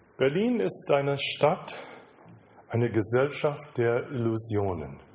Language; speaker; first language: German; non-native, fluent; English